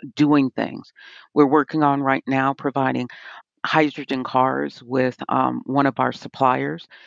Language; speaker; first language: English; native; English